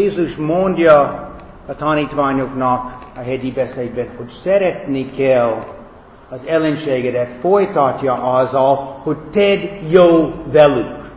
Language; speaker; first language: Hungarian; non-native, fluent; English